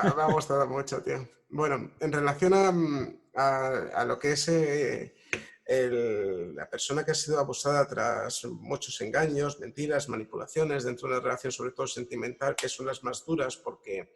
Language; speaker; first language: Spanish; native; Spanish